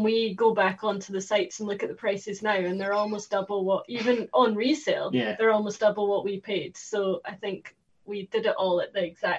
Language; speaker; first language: English; native; English